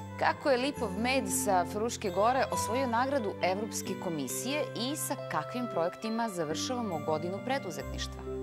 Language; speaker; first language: Serbian; native; Serbian